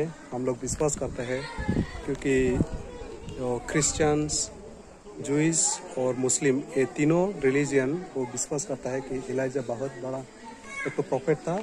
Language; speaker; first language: Hindi; non-native, local second language; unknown